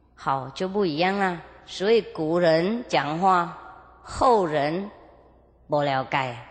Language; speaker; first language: Chinese; non-native, fluent; Vietnamese